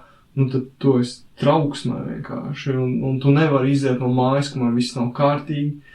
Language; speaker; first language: Latvian; native; Latvian